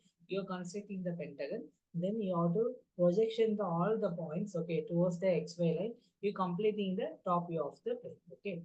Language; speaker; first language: English; non-native, local second language; Tamil